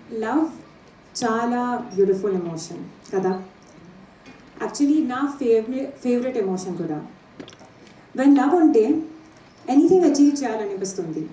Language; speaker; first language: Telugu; non-native, learner; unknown